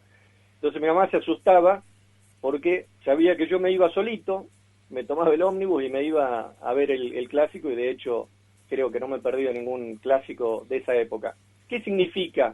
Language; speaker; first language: Spanish; native; Spanish